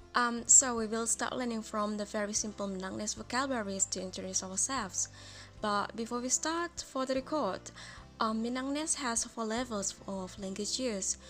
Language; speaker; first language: English; non-native, fluent; Indonesian